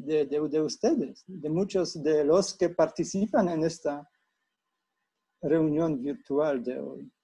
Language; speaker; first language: Spanish; non-native, fluent; Polish